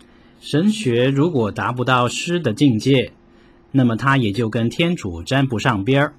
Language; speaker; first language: Chinese; native; Chinese